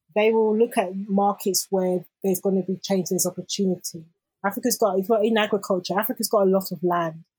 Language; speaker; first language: English; native; English